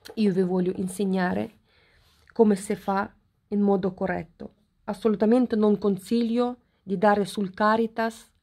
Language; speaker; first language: Italian; non-native, fluent; Ukrainian